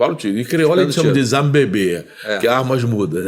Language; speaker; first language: Portuguese; native; Portuguese